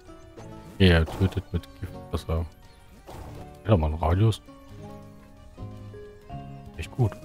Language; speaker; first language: German; native; German